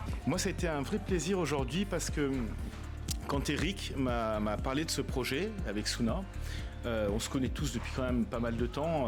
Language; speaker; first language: French; native; French